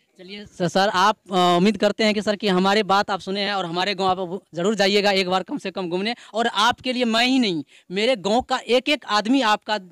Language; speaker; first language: Hindi; native; Hindi